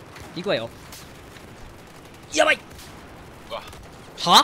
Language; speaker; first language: Japanese; native; Japanese